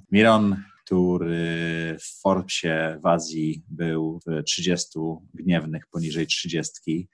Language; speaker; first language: Polish; native; Polish